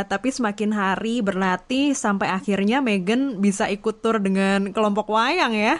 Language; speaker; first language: Indonesian; native; Indonesian